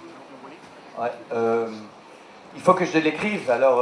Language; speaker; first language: French; native; French